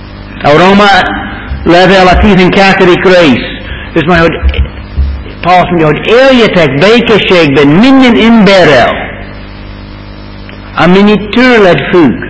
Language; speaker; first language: Hungarian; non-native, fluent; English